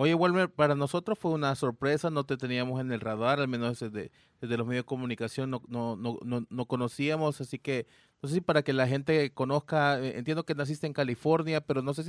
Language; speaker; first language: Spanish; native; Spanish